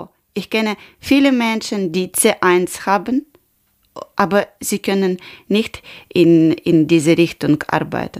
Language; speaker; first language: German; non-native, learner; Ukrainian